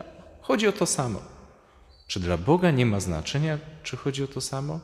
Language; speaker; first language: Polish; native; Polish